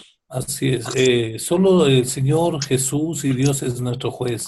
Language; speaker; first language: Spanish; native; Spanish